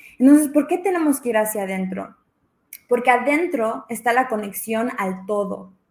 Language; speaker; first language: Spanish; early bilingual, heritage; Spanish